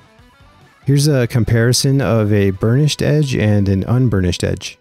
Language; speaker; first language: English; native; English